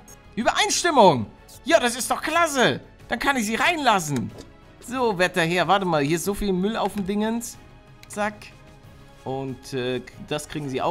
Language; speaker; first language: German; native; German